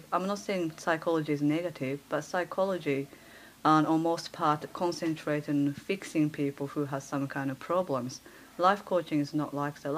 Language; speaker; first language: English; early bilingual, other home language; Japanese